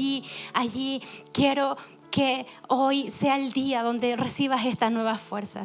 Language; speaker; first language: Spanish; native; Spanish